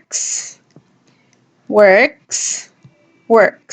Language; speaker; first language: English; non-native, fluent; Spanish